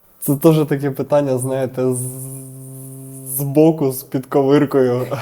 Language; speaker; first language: Ukrainian; native; Ukrainian